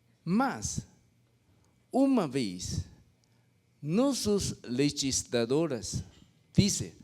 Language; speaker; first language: Portuguese; non-native, fluent; Chinese